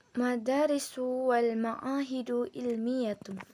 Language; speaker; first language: Arabic; non-native, learner; Indonesian